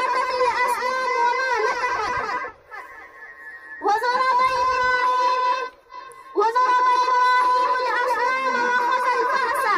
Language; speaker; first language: Arabic; non-native, learner; Urdu